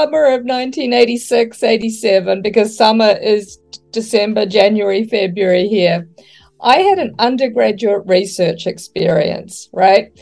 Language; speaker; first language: English; native; English